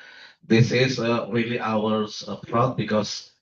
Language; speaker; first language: English; non-native, learner; Indonesian